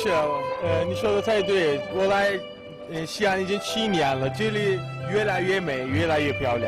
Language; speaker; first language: Chinese; non-native, fluent; Turkish